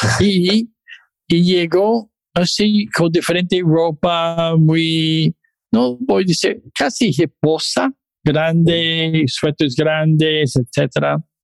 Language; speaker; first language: Spanish; non-native, fluent; English